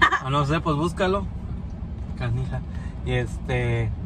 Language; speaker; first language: Spanish; early bilingual, heritage; Spanish